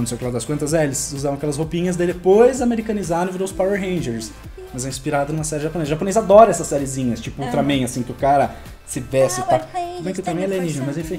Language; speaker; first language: Portuguese; native; Portuguese